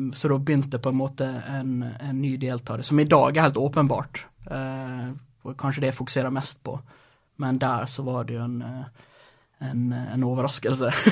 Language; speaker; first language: Norwegian; early bilingual, other home language; Swedish